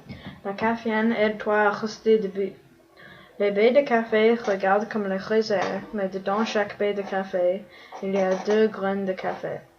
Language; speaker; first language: French; non-native, learner; English